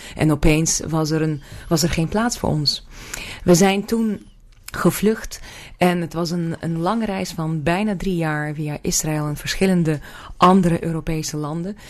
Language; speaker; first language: Dutch; non-native, fluent; Russian